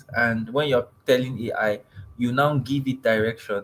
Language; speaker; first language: English; non-native, local second language; Igbo